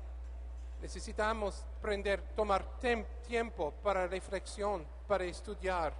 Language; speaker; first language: Spanish; non-native, learner; English